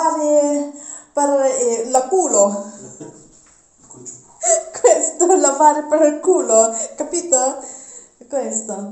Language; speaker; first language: Italian; non-native, learner; Mizo